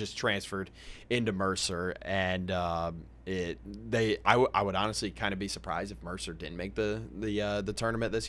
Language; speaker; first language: English; native; English